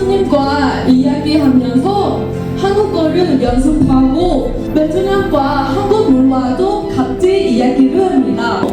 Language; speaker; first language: Korean; non-native, learner; Vietnamese